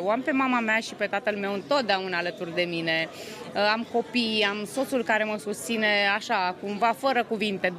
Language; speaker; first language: Romanian; native; Romanian